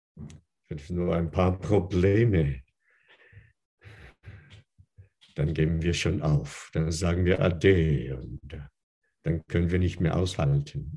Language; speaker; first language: German; non-native, fluent; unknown